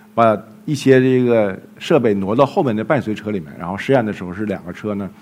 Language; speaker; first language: Chinese; native; Chinese